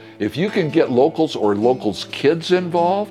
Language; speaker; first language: English; native; English